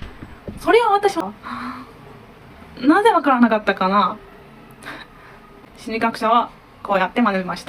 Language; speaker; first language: Japanese; non-native, learner; Turkish